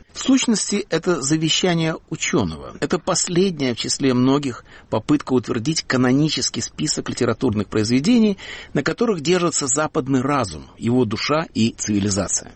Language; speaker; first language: Russian; native; Russian